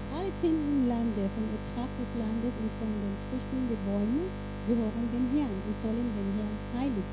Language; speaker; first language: German; non-native, fluent; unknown